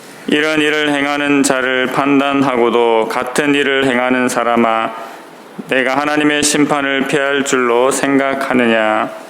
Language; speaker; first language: Korean; native; Korean